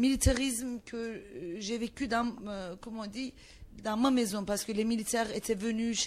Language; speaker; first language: French; non-native, fluent; Turkish